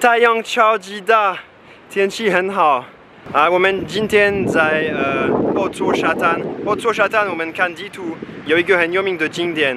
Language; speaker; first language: Chinese; non-native, fluent; French